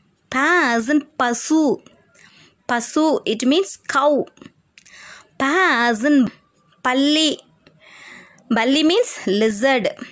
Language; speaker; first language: English; non-native, local second language; Tamil